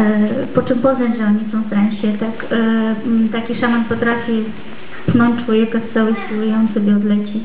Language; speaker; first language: Polish; native; Polish